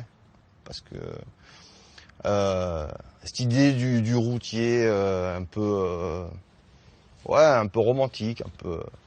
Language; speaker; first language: French; native; French